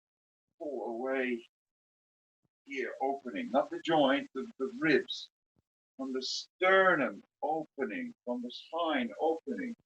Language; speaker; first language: English; native; English